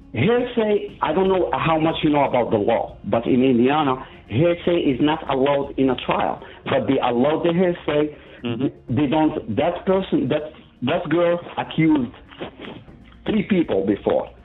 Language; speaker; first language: English; non-native, fluent; Arabic